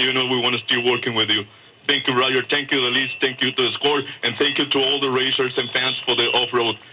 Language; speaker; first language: English; non-native, learner; Spanish